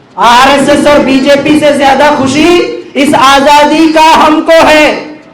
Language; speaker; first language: Hindi; non-native, local second language; Urdu